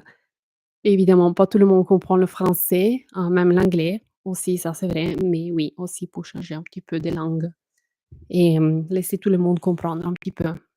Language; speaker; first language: French; non-native, fluent; Italian